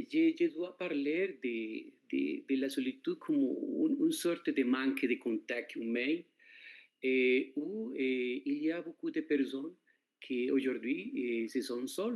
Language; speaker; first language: French; non-native, fluent; Spanish